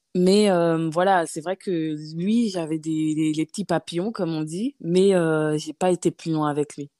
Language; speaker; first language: French; native; French